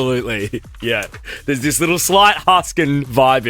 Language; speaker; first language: English; native; English